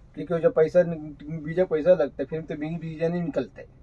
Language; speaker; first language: Hindi; native; Hindi